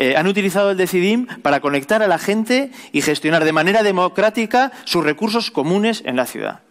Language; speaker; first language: Spanish; native; Spanish